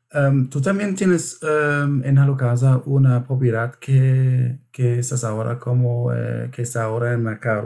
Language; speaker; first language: Spanish; non-native, fluent; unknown